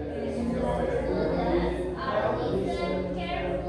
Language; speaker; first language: English; non-native, learner; Indonesian